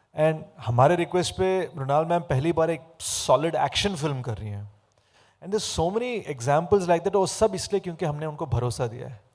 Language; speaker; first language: Hindi; non-native, fluent; Telugu